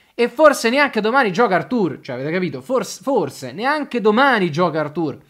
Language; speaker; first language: Italian; native; Italian